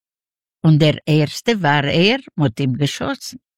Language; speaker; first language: German; non-native, learner; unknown